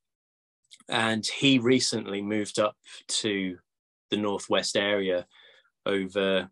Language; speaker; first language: English; native; English